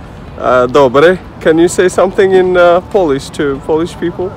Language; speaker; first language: English; non-native, fluent; Arabic